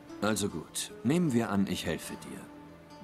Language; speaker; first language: German; native; German